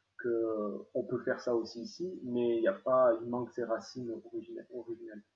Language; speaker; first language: French; native; French